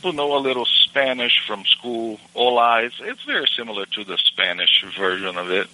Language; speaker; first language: English; non-native, fluent; Portuguese